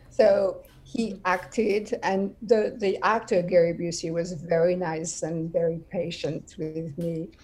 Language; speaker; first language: English; non-native, fluent; French